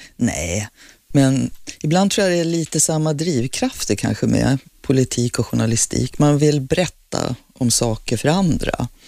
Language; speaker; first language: Swedish; native; Swedish